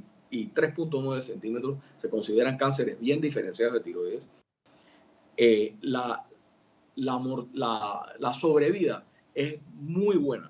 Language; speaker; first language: Spanish; native; Spanish